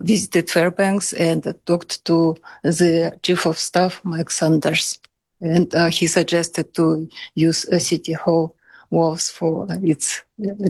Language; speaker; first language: English; non-native, fluent; Russian